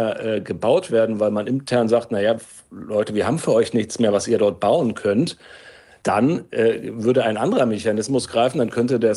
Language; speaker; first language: German; native; German